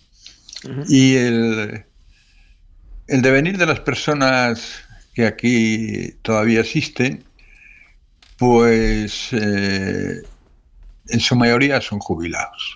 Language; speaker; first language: Spanish; native; Spanish